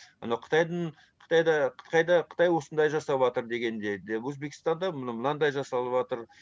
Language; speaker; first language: Kazakh; early bilingual, heritage; Kazakh